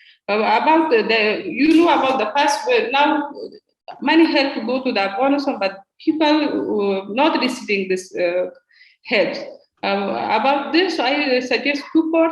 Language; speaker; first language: English; non-native, learner; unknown